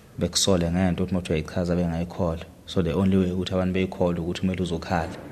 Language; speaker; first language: Zulu; native; Zulu